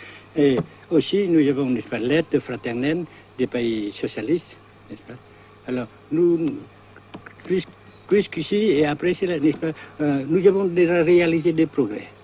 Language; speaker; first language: French; non-native, local second language; Vietnamese